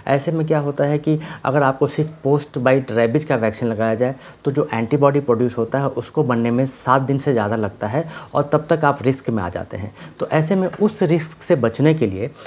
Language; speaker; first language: Hindi; native; Hindi